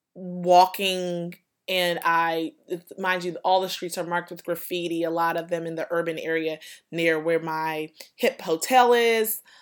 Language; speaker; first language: English; native; English